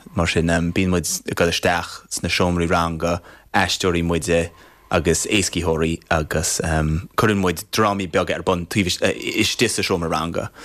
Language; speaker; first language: Irish; non-native, fluent; English